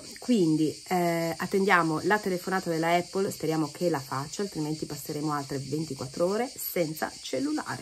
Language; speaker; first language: Italian; native; Italian